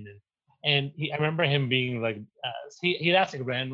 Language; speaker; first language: English; native; English